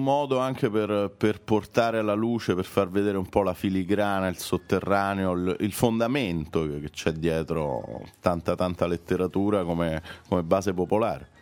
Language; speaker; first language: Italian; native; Italian